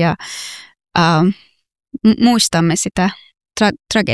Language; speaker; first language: Finnish; non-native, fluent; Persian